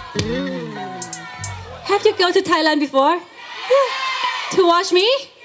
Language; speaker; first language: English; non-native, learner; Thai